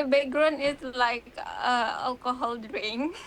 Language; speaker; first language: English; non-native, learner; Indonesian